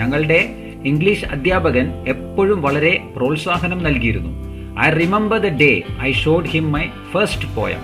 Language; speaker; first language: Malayalam; native; Malayalam